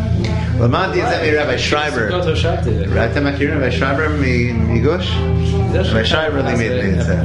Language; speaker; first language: Hebrew; non-native, fluent; English